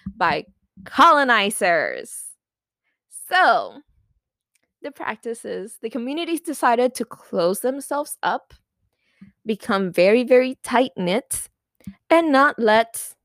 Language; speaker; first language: English; non-native, fluent; Spanish